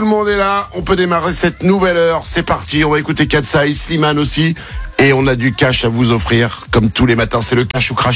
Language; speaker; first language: French; native; French